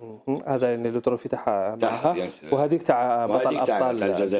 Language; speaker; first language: Arabic; native; Arabic